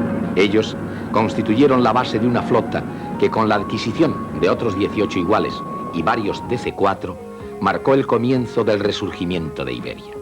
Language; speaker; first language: Spanish; native; Spanish